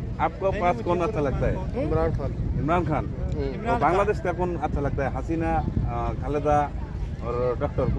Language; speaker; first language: Hindi; non-native, learner; Bangla